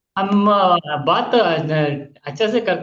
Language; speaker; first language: Hindi; non-native, local second language; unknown